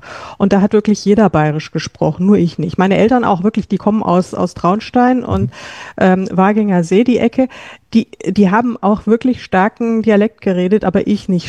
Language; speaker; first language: German; native; German